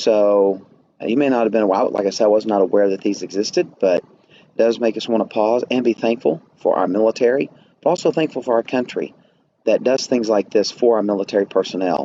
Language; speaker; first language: English; native; English